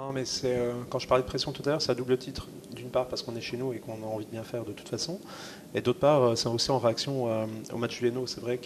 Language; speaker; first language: French; native; French